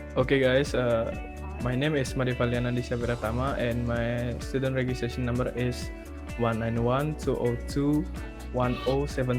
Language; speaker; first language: English; non-native, learner; Indonesian